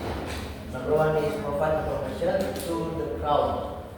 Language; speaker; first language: English; non-native, learner; Indonesian